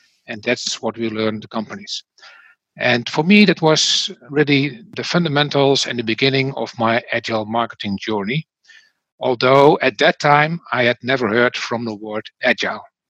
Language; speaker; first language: English; non-native, fluent; Dutch